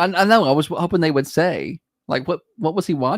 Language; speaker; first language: English; native; English